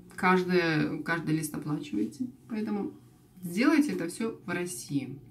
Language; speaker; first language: Russian; native; Russian